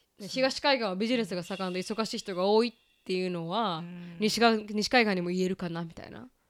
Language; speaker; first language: Japanese; native; Japanese